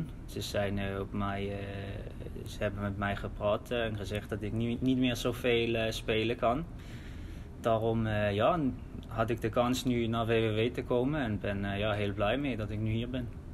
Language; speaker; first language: Dutch; early bilingual, heritage; German